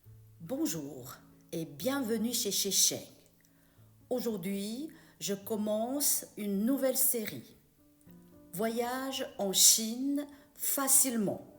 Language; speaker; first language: French; non-native, fluent; Chinese